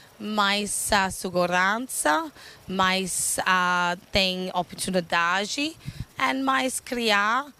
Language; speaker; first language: Portuguese; non-native, learner; English